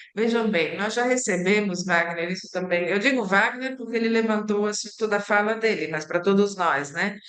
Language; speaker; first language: Portuguese; early bilingual, other home language; Italian